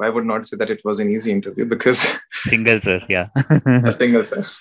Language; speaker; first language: English; non-native, local second language; Hindi